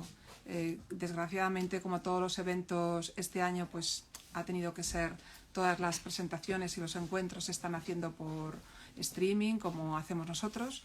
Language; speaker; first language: Spanish; native; Spanish